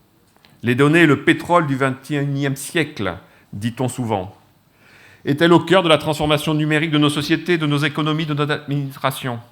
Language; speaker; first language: French; native; French